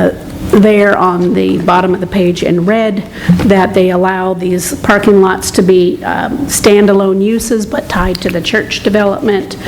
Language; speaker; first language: English; native; English